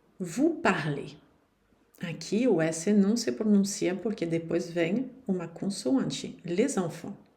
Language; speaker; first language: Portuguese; non-native, fluent; French